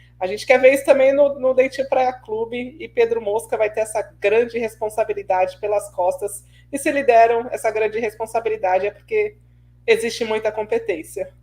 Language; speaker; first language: Portuguese; native; Portuguese